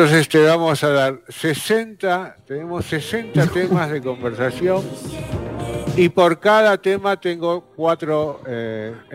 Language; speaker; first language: Spanish; native; Spanish